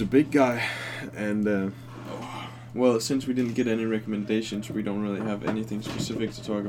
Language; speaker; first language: English; non-native, fluent; Danish